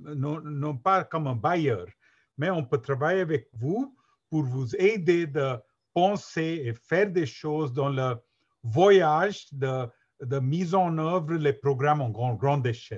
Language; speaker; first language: French; non-native, learner; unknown